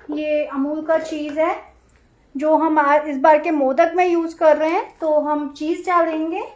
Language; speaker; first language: Hindi; native; Hindi